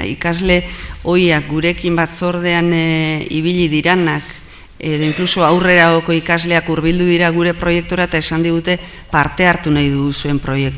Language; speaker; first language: Basque; native; Basque